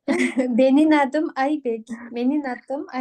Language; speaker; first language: Turkish; non-native, learner; Kyrgyz